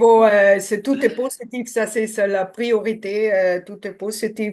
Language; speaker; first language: French; non-native, learner; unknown